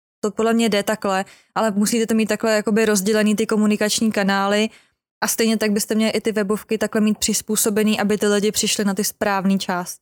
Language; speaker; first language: Czech; native; Czech